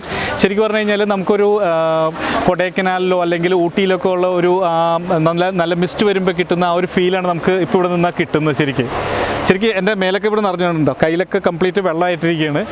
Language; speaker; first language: Malayalam; native; Malayalam